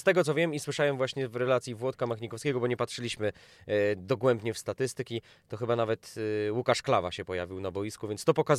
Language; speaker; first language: Polish; native; Polish